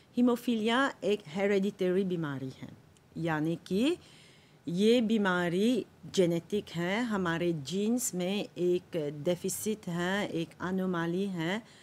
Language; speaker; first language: Hindi; non-native, local second language; Morisyen